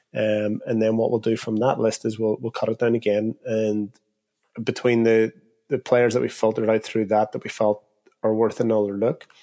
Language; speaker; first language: English; native; English